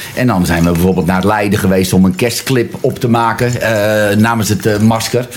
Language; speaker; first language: Dutch; native; Dutch